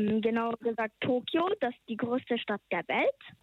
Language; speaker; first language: German; early bilingual, heritage; German